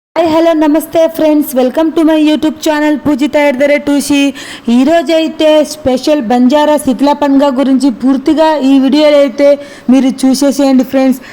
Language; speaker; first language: Telugu; non-native, local second language; Lambadi